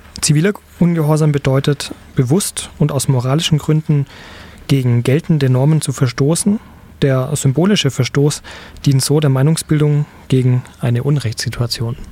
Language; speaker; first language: German; native; German